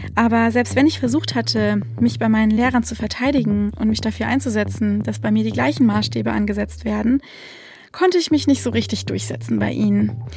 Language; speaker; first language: German; early bilingual, other home language; Turkish